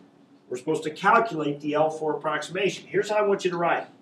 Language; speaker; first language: English; native; English